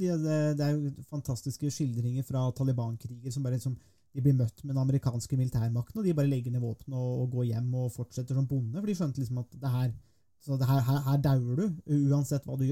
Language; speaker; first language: Norwegian; native; Norwegian